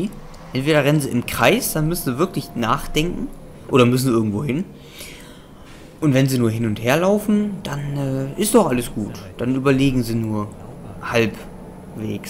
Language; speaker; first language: German; native; German